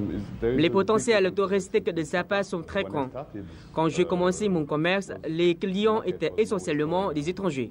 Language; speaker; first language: French; non-native, fluent; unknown